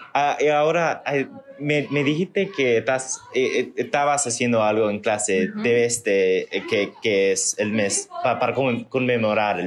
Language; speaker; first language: Spanish; early bilingual, heritage; Spanish